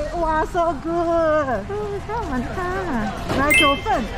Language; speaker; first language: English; non-native, learner; Korean